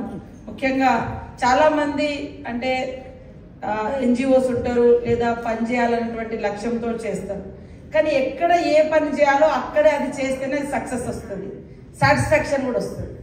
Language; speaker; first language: Telugu; native; Telugu